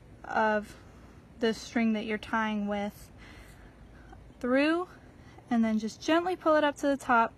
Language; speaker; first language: English; native; English